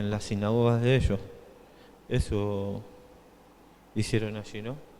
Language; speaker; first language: Spanish; native; Spanish